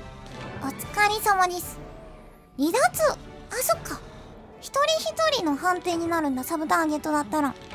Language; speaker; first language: Japanese; native; Japanese